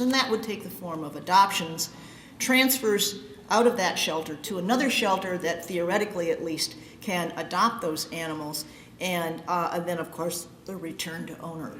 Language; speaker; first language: English; native; English